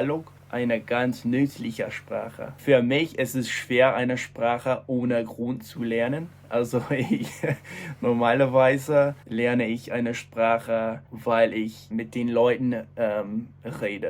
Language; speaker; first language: German; non-native, fluent; English